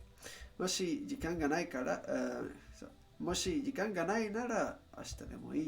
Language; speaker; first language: Japanese; non-native, learner; Spanish